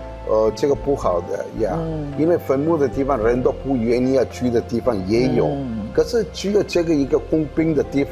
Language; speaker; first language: Chinese; non-native, fluent; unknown